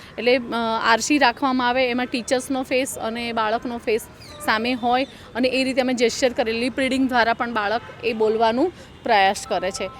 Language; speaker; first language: Gujarati; native; Gujarati